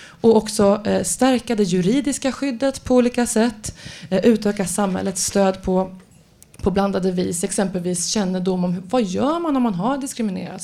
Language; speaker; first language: Swedish; native; Swedish